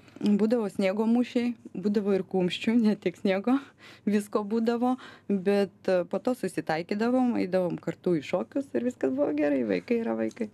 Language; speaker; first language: Lithuanian; non-native, local second language; Russian